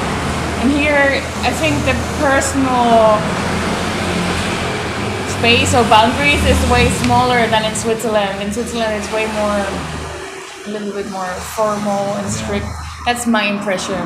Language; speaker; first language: English; non-native, fluent; Swiss German